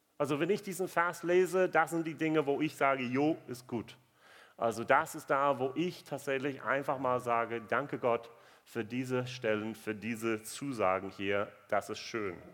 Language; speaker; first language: German; non-native, fluent; English